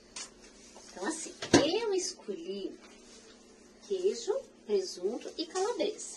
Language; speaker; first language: Portuguese; native; Portuguese